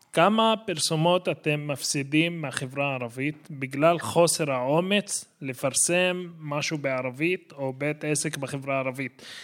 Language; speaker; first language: Hebrew; non-native, local second language; Arabic